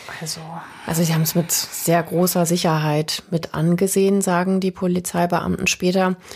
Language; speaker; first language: German; native; German